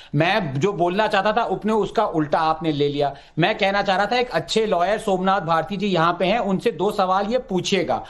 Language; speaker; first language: Hindi; non-native, local second language; Tamil